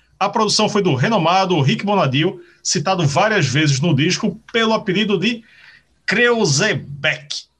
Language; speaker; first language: Portuguese; native; Portuguese